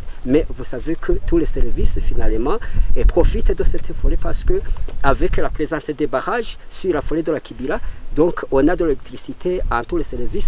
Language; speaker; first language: French; non-native, local second language; Rundi